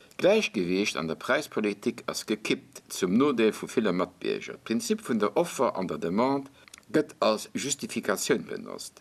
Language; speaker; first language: Luxembourgish; native; Luxembourgish